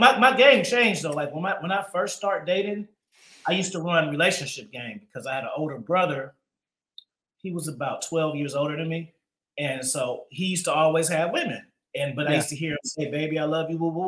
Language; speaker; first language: English; native; English